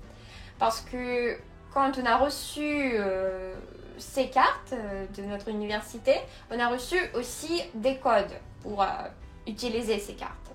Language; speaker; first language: French; non-native, fluent; Russian